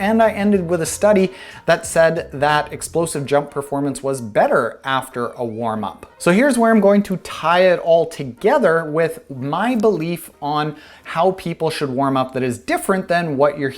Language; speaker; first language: English; native; English